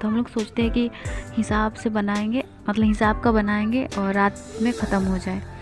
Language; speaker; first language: Hindi; non-native, local second language; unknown